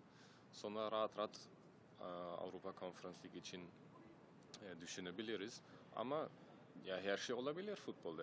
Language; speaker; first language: Turkish; early bilingual, heritage; German